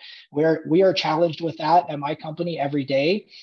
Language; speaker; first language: English; native; English